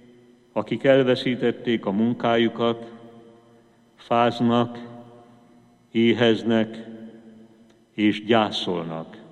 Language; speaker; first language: Hungarian; native; Hungarian